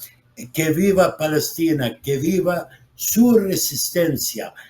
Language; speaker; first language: Spanish; non-native, fluent; Arabic